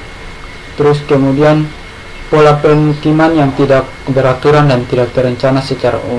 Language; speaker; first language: Indonesian; native; Indonesian